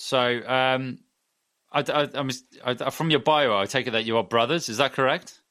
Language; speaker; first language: English; native; English